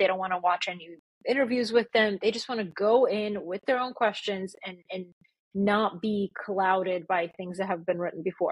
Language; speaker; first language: English; early bilingual, other home language; Bulgarian